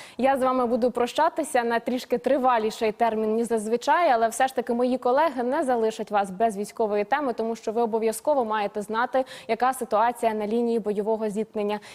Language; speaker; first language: Ukrainian; native; Ukrainian